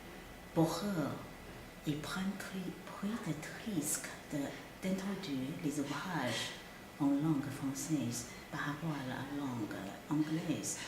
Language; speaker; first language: French; non-native, fluent; Chinese